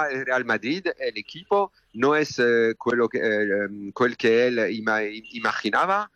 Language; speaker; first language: Spanish; non-native, learner; French